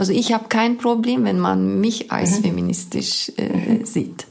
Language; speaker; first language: German; non-native, fluent; Turkish